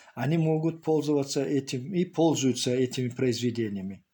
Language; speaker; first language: Russian; non-native, local second language; Tajik